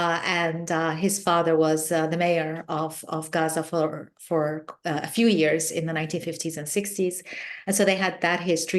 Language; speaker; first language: English; non-native, fluent; Arabic